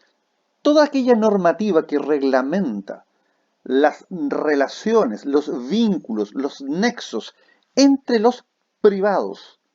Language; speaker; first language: Spanish; native; Spanish